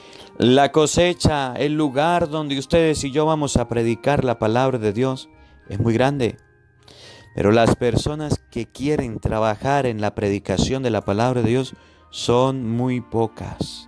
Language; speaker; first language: Spanish; native; Spanish